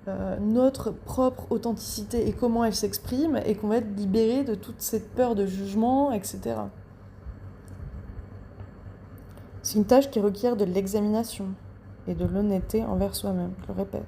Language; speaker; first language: French; native; French